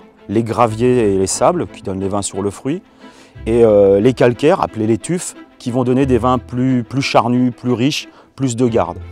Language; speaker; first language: French; native; French